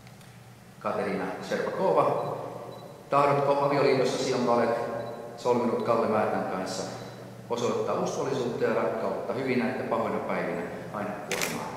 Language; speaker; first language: Finnish; native; Finnish